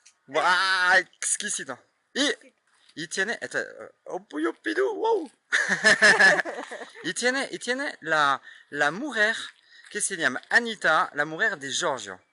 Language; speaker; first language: Spanish; non-native, learner; French